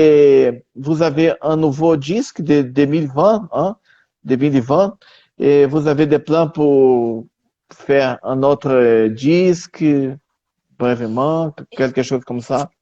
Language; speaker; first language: French; non-native, learner; Portuguese